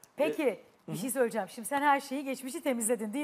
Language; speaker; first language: Turkish; native; Turkish